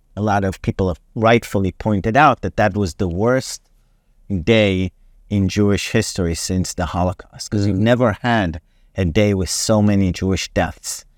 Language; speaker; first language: English; non-native, fluent; Hebrew